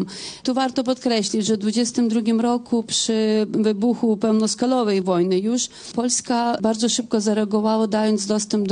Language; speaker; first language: Polish; non-native, fluent; Ukrainian